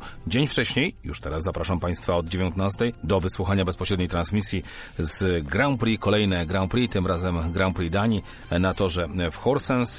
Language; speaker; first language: Polish; native; Polish